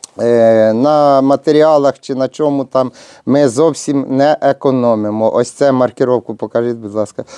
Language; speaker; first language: Ukrainian; native; Ukrainian